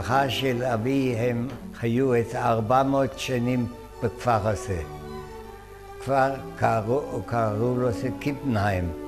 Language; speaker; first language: Hebrew; non-native, fluent; German